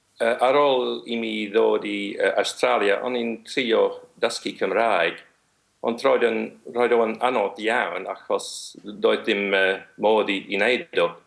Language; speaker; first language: Welsh; non-native, learner; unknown